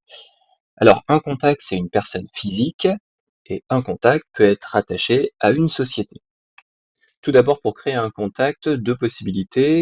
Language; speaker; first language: French; native; French